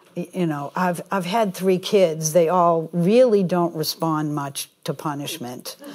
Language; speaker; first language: English; native; English